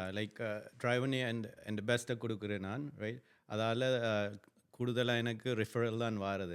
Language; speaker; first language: Tamil; early bilingual, other home language; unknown